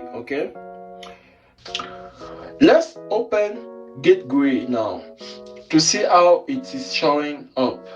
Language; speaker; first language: English; non-native, fluent; French